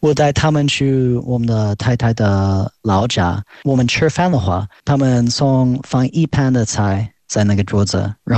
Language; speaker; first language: Chinese; non-native, fluent; English